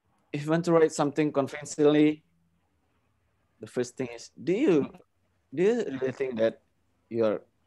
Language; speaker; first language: English; non-native, fluent; Indonesian